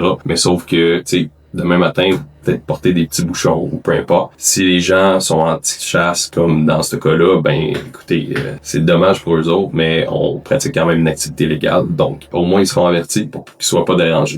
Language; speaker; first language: French; native; French